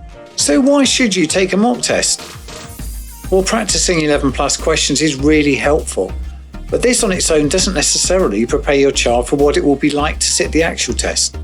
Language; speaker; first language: English; native; English